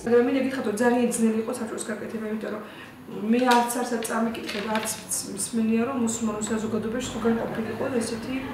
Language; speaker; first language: Georgian; non-native, local second language; Chechen